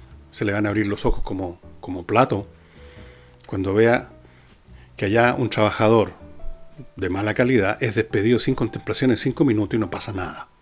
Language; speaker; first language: Spanish; native; Spanish